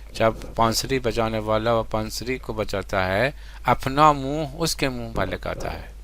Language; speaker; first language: Urdu; non-native, fluent; Persian